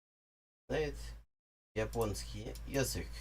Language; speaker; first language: Russian; non-native, learner; English